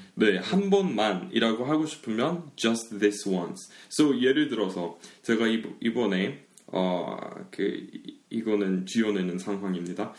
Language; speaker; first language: Korean; non-native, fluent; English